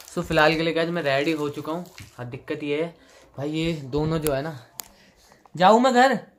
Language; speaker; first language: Hindi; native; Hindi